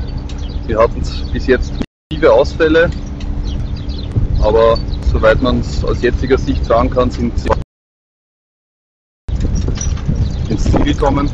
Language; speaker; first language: German; native; German